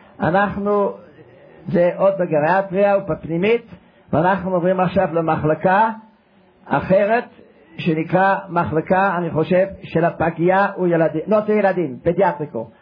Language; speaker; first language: Hebrew; non-native, fluent; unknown